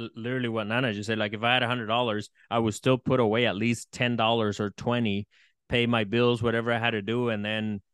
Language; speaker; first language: English; early bilingual, other home language; Spanish